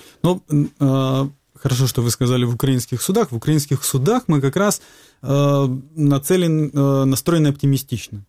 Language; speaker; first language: Russian; native; Russian